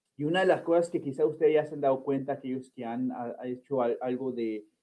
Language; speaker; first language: Spanish; early bilingual, heritage; Spanish